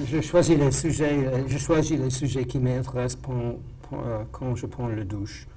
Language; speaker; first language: French; non-native, fluent; English